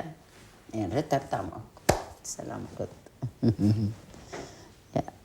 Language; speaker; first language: Dutch; non-native, learner; Tigrinya